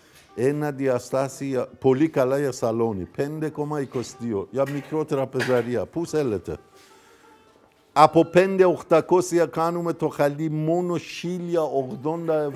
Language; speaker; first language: Greek; non-native, fluent; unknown